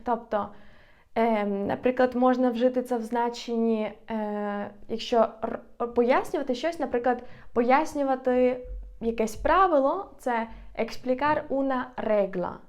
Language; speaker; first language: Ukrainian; native; Ukrainian